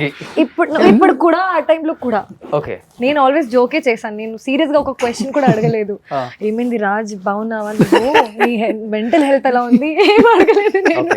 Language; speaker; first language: Telugu; non-native, fluent; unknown